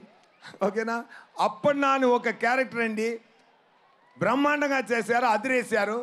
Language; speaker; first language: Telugu; non-native, fluent; Tamil